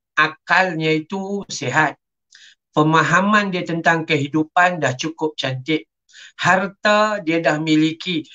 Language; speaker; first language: Malay; native; Malay